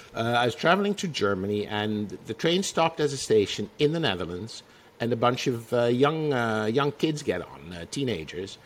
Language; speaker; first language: English; non-native, fluent; Dutch